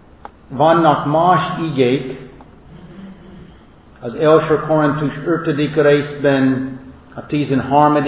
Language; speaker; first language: Hungarian; non-native, fluent; English